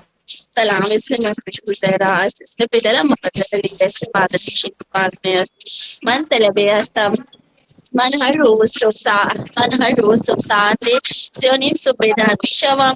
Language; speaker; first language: Persian; non-native, learner; Urdu